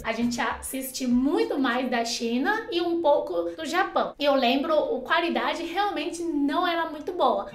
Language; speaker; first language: Portuguese; non-native, fluent; Chinese